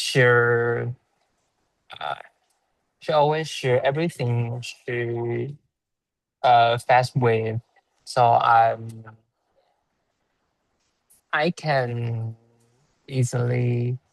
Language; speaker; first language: English; non-native, learner; Chinese